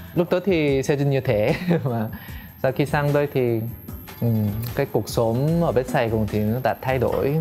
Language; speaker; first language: Vietnamese; non-native, fluent; Korean